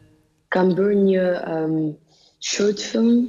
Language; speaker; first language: Albanian; early bilingual, heritage; Albanian